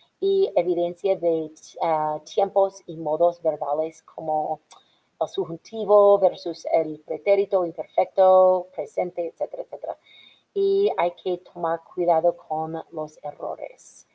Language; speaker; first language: Spanish; non-native, fluent; English